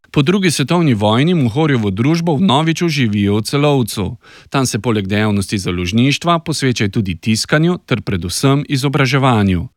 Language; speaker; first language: Slovenian; native; Slovenian